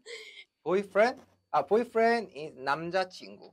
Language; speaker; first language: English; non-native, learner; Korean